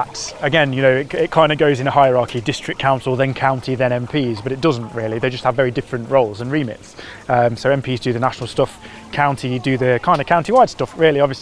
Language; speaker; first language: English; native; English